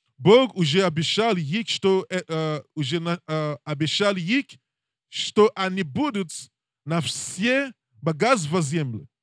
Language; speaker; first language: Russian; non-native, learner; English